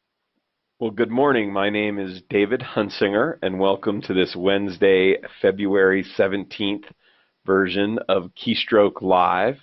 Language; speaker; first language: English; native; English